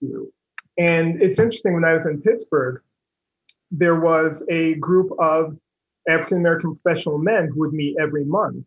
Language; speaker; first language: English; native; English